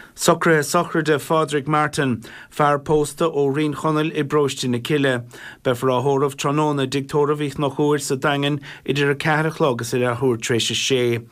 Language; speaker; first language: Irish; native; Irish